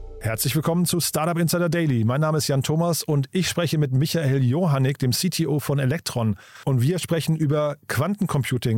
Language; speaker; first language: German; native; German